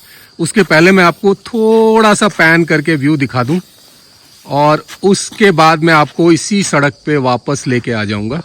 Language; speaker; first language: Hindi; native; Hindi